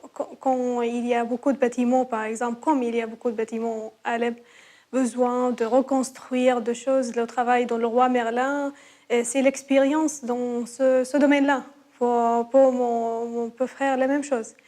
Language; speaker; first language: French; non-native, learner; Arabic